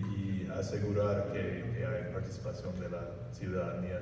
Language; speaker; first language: Spanish; non-native, fluent; English